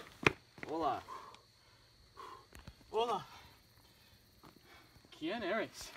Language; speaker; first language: Spanish; non-native, learner; English